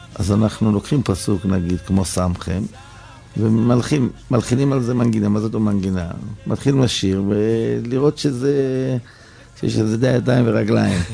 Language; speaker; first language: Hebrew; early bilingual, other home language; Yiddish